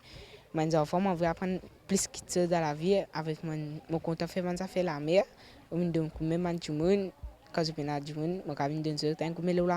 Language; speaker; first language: French; non-native, local second language; Morisyen